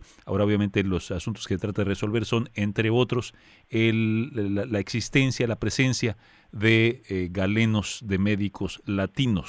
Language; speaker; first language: Spanish; native; Spanish